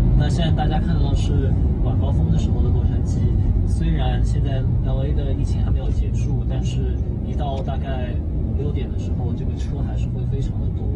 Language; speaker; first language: Chinese; native; Chinese